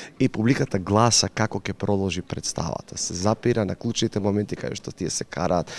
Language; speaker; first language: Macedonian; native; Macedonian